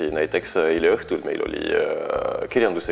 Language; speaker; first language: Estonian; non-native, fluent; French